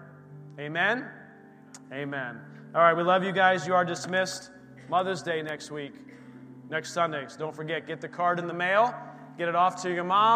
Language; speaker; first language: English; native; English